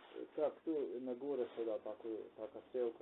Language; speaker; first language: Polish; non-native, learner; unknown